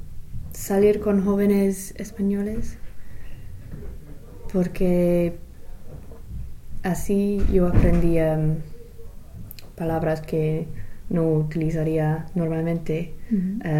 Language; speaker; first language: Spanish; non-native, fluent; English